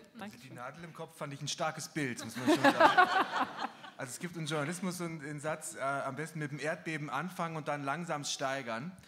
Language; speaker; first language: German; native; German